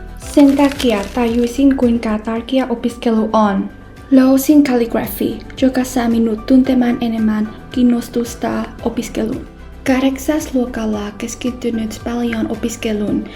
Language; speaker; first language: Finnish; non-native, learner; Vietnamese